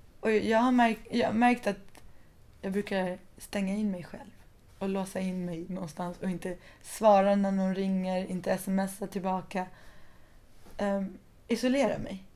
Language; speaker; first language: Swedish; early bilingual, other home language; Persian